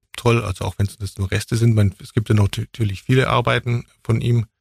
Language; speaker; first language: German; native; German